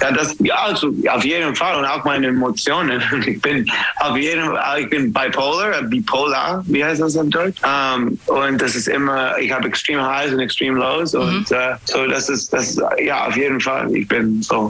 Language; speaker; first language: German; non-native, learner; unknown